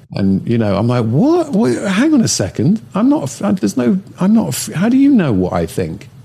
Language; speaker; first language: English; native; English